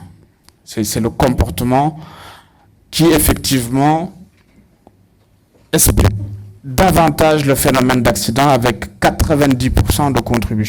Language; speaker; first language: French; non-native, local second language; Wolof